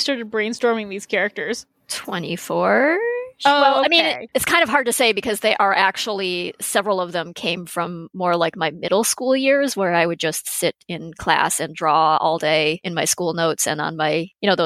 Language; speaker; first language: English; native; English